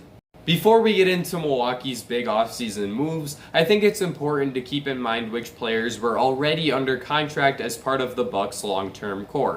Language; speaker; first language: English; native; English